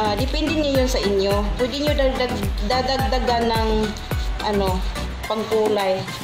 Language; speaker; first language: Filipino; non-native, local second language; Cebuano